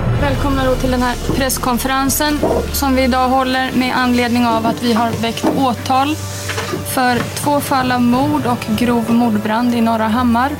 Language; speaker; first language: Swedish; native; Swedish